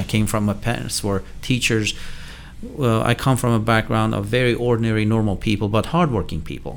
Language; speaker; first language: English; non-native, fluent; Persian